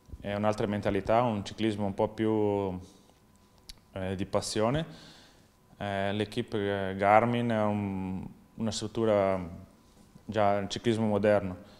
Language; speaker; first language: Italian; non-native, fluent; Portuguese